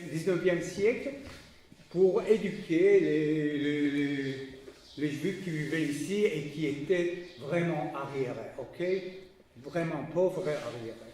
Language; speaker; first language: French; non-native, fluent; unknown